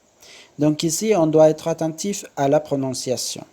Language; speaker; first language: French; non-native, fluent; Spanish